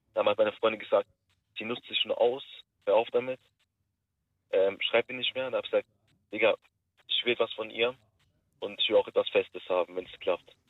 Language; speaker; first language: German; early bilingual, other home language; Turkish